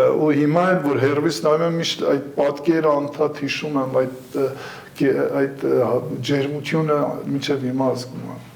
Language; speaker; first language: Armenian; early bilingual, heritage; Armenian